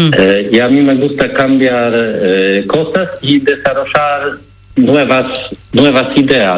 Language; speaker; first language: Spanish; non-native, learner; Polish